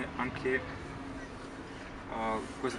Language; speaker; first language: Italian; non-native, learner; Bulgarian